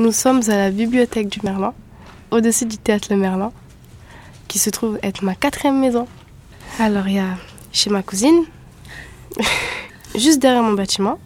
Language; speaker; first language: French; native; French